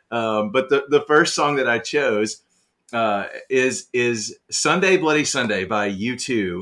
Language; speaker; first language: English; native; English